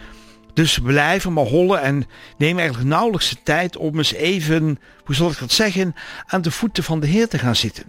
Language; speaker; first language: Dutch; native; Dutch